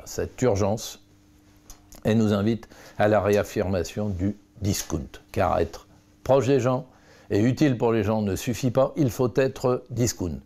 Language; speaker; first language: French; native; French